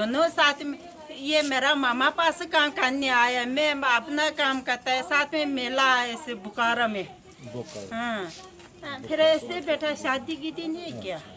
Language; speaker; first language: Hindi; non-native, learner; Tibetan